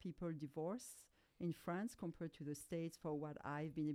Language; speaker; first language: English; non-native, fluent; French